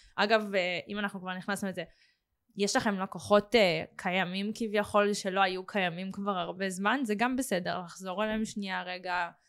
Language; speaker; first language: Hebrew; native; Hebrew